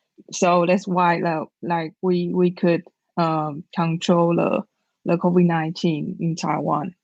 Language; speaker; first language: English; non-native, learner; Chinese